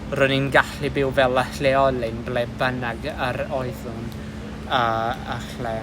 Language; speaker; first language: Welsh; non-native, learner; English